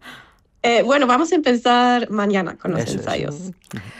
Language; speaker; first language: Spanish; non-native, fluent; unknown